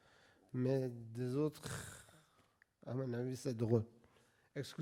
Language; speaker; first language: French; non-native, learner; Persian